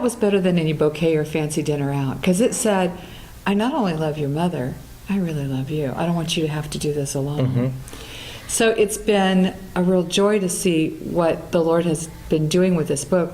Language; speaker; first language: English; native; English